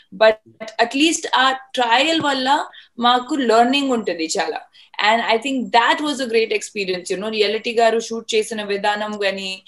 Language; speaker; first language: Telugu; non-native, fluent; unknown